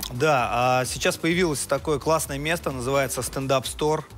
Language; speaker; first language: Russian; native; Russian